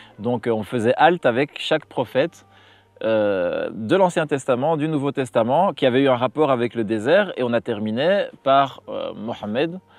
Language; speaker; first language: French; native; French